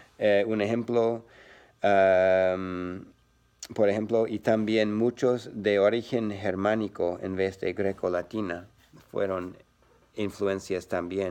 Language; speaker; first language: Spanish; non-native, learner; English